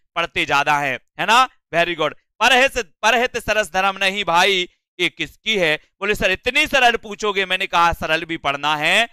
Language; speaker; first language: Hindi; native; Hindi